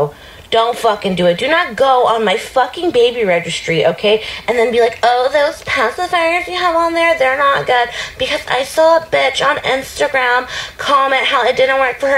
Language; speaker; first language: English; native; English